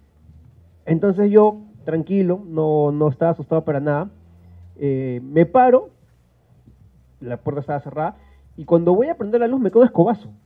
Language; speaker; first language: Spanish; native; Spanish